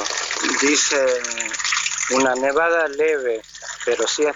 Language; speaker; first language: Spanish; native; Spanish